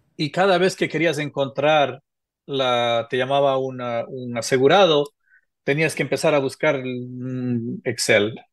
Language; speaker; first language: Spanish; native; Spanish